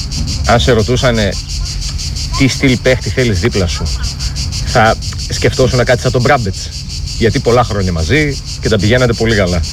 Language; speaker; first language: Greek; native; Greek